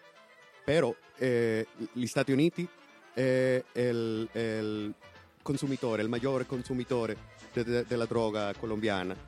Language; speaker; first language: Italian; non-native, learner; Spanish